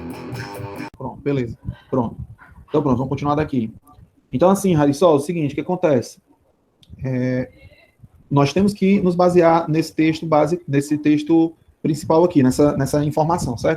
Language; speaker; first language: Portuguese; native; Portuguese